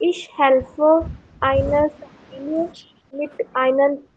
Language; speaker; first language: German; non-native, learner; Hindi